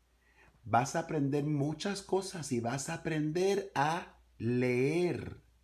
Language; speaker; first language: Spanish; early bilingual, other home language; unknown